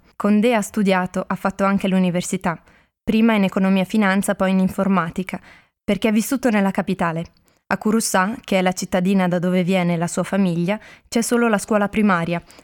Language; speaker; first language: Italian; native; Italian